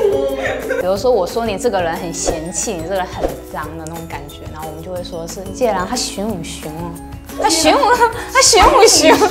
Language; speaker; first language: Chinese; native; Chinese